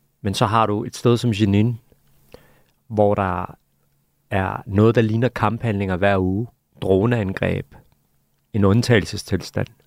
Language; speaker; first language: Danish; early bilingual, other home language; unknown